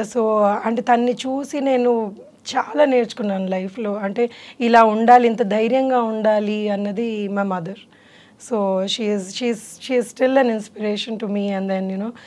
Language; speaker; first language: Telugu; native; Telugu